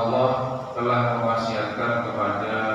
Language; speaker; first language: Indonesian; non-native, local second language; Javanese